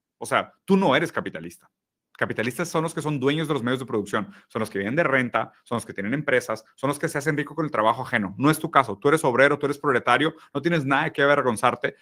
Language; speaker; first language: Spanish; early bilingual, other home language; Portuguese